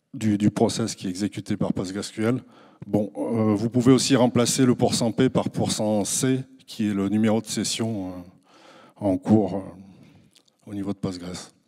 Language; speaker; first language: French; native; French